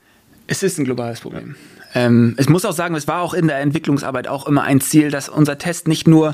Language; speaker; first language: German; native; German